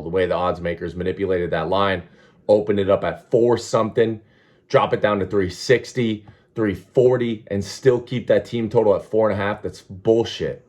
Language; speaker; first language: English; native; English